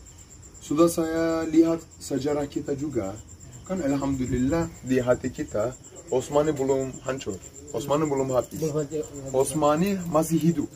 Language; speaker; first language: Indonesian; non-native, learner; Kurdish